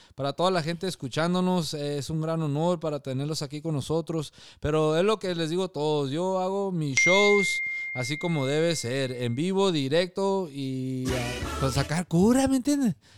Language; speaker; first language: Spanish; early bilingual, other home language; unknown